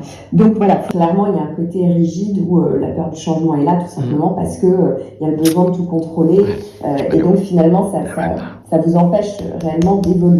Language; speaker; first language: French; native; French